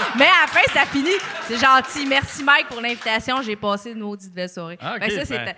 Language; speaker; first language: French; native; French